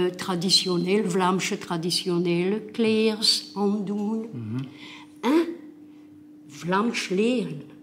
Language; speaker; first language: Dutch; non-native, local second language; French